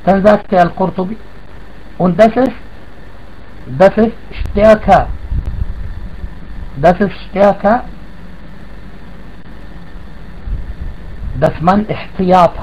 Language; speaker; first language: German; non-native, fluent; Arabic